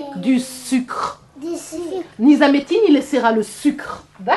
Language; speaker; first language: French; native; French